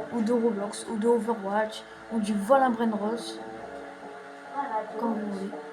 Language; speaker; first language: French; native; French